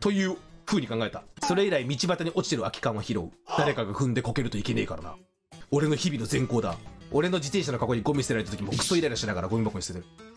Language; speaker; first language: Japanese; native; Japanese